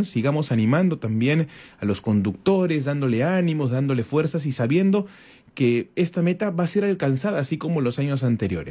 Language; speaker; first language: Spanish; native; Spanish